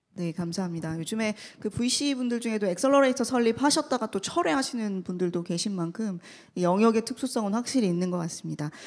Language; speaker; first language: Korean; native; Korean